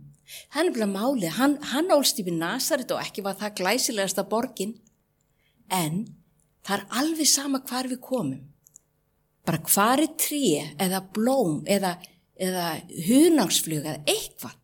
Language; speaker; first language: Icelandic; native; Icelandic